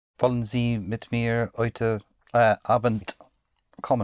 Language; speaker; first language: German; non-native, learner; English